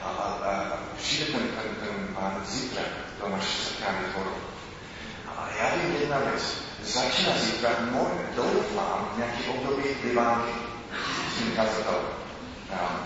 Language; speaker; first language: Czech; non-native, fluent; English